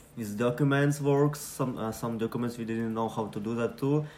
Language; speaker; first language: English; non-native, learner; Ukrainian